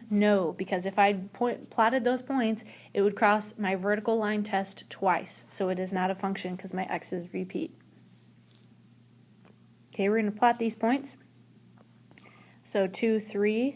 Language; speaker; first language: English; native; English